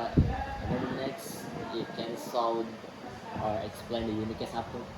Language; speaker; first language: English; non-native, learner; Indonesian